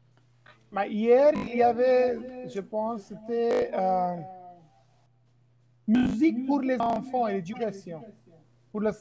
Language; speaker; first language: French; non-native, fluent; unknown